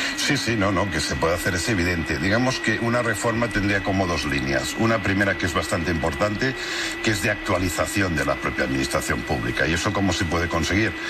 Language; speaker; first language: Spanish; non-native, local second language; Catalan